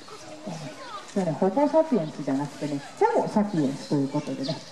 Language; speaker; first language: Japanese; native; Japanese